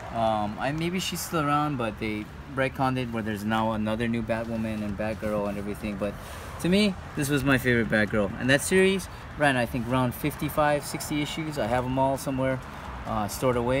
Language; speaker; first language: English; native; English